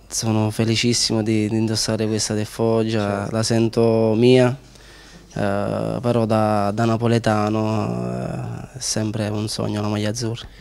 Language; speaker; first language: Italian; native; Italian